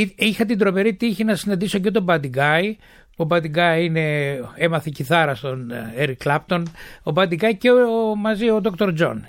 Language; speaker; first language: Greek; native; Greek